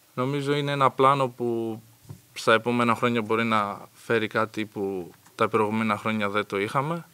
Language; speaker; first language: Greek; native; Greek